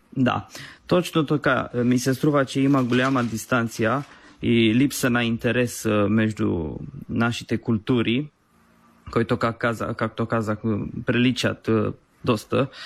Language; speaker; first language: Bulgarian; non-native, learner; Romanian